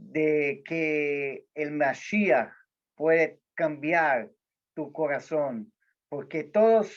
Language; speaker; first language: Spanish; non-native, fluent; Portuguese